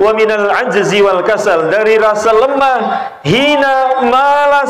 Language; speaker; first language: Indonesian; native; Indonesian